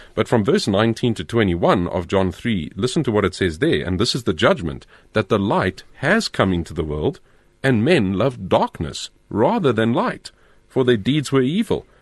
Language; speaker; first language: English; native; English